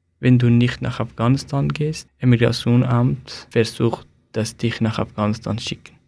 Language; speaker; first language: German; non-native, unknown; Persian